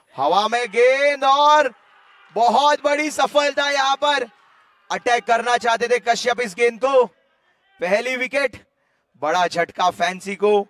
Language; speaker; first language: Hindi; non-native, local second language; Gujarati